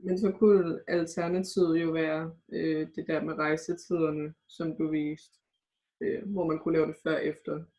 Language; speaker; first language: Danish; native; Danish